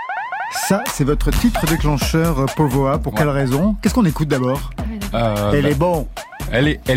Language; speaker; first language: French; native; French